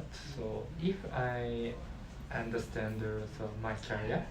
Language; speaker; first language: English; non-native, learner; Japanese